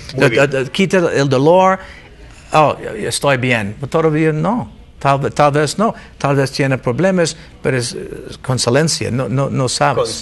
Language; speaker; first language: Spanish; non-native, learner; English